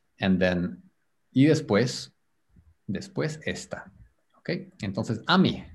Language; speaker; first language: Spanish; native; Spanish